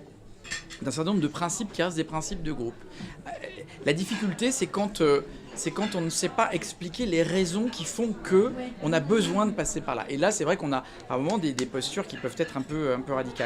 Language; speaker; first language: French; native; French